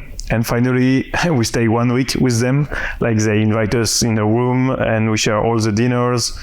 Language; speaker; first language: English; non-native, fluent; French